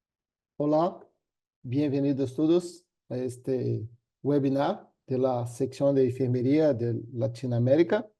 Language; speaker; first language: Spanish; non-native, fluent; Portuguese